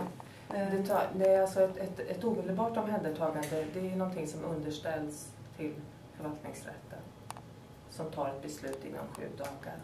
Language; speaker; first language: Swedish; native; Swedish